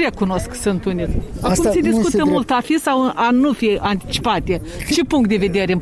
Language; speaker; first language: Romanian; native; Romanian